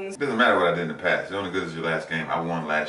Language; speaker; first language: English; native; English